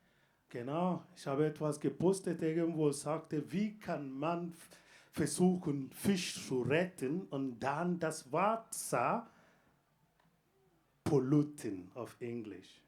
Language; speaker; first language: German; non-native, fluent; Igbo